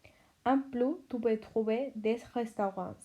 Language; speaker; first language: French; non-native, learner; Spanish